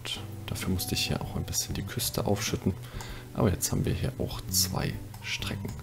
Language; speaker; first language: German; native; German